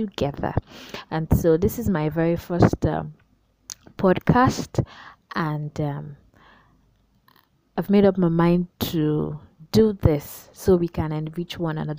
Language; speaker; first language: English; non-native, local second language; Yoruba